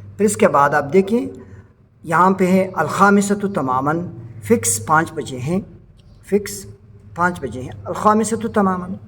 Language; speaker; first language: Urdu; native; Urdu